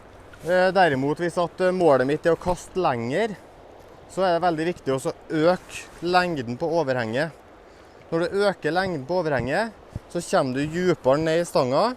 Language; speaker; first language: Norwegian; native; Norwegian